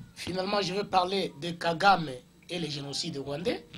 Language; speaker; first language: French; non-native, local second language; Swahili